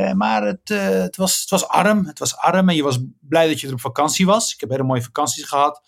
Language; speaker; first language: Dutch; early bilingual, other home language; Riffian